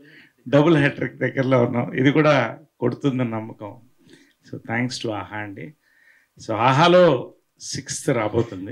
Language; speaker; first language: Telugu; native; Telugu